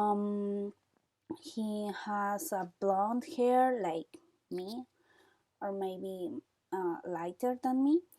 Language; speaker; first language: English; non-native, learner; Spanish